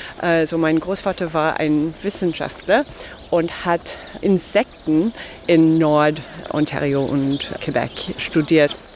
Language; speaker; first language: German; non-native, fluent; English